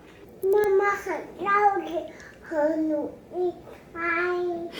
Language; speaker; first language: Chinese; early bilingual, heritage; Chinese